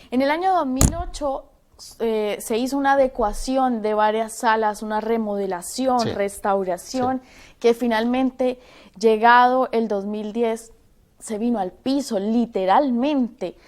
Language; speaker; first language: Spanish; native; Spanish